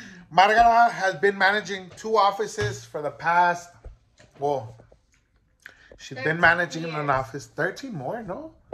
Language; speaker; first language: English; early bilingual, other home language; Spanish